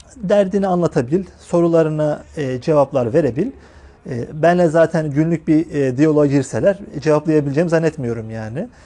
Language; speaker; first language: Turkish; native; Turkish